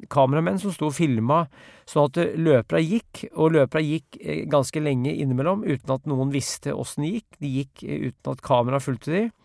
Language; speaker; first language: Norwegian; native; Norwegian